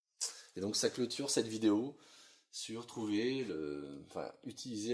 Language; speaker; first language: French; native; French